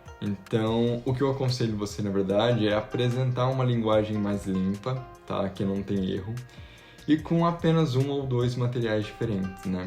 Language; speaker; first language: Portuguese; native; Portuguese